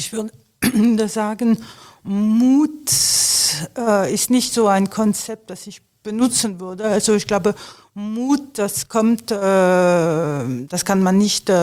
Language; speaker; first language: German; non-native, fluent; French